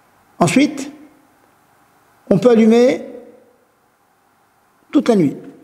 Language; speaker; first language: French; native; French